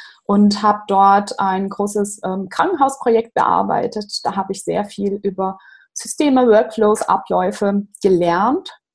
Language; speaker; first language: German; non-native, fluent; Portuguese